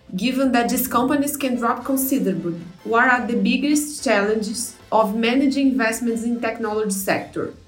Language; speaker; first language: English; non-native, fluent; Portuguese